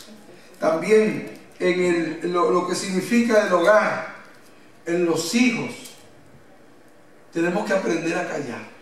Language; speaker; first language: Spanish; native; Spanish